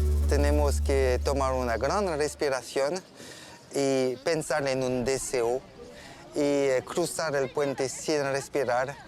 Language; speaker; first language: Spanish; non-native, learner; French